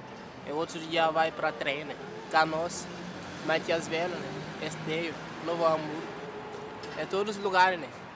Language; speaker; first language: Portuguese; non-native, learner; Wolof